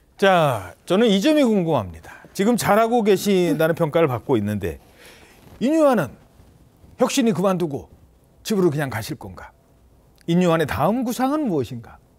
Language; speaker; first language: Korean; native; Korean